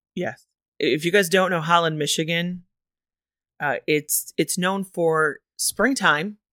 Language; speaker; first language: English; native; English